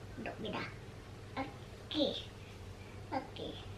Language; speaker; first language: Spanish; early bilingual, heritage; Spanish